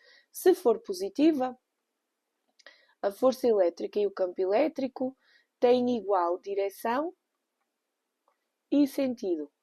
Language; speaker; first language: Portuguese; native; Portuguese